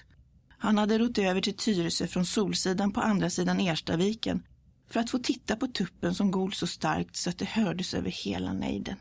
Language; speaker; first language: Swedish; early bilingual, other home language; English